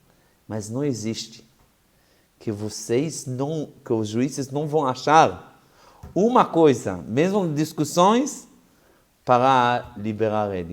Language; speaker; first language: Portuguese; non-native, fluent; Hebrew